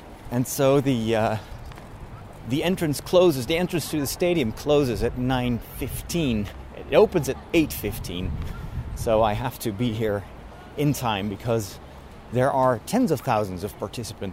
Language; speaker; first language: English; non-native, fluent; Dutch